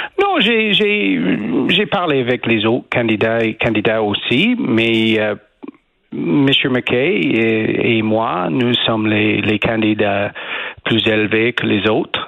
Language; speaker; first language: French; non-native, learner; English